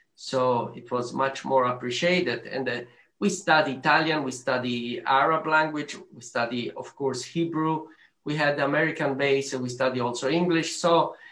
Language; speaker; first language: English; non-native, learner; Arabic